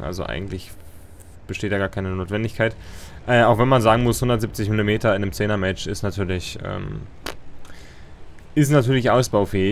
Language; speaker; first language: German; native; German